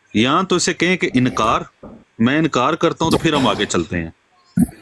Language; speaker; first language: Hindi; non-native, local second language; Punjabi